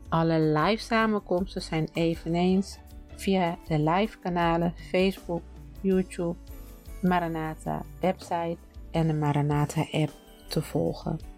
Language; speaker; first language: Dutch; native; Dutch